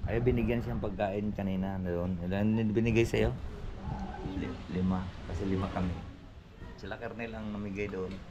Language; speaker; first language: Filipino; native; Filipino